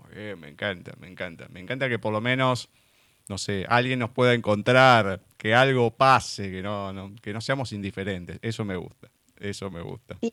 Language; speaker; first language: Spanish; native; Spanish